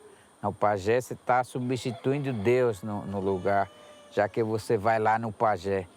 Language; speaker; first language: Portuguese; non-native, local second language; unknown